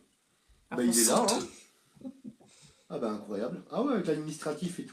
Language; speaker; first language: French; native; French